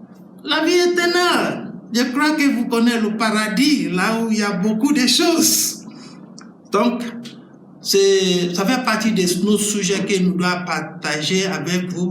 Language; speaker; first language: French; non-native, learner; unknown